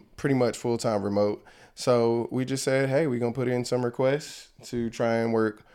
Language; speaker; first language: English; native; English